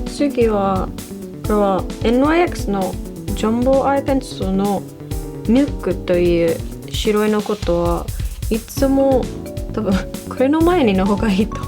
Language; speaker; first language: Japanese; non-native, learner; English